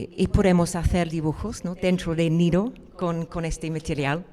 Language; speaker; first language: Spanish; non-native, fluent; English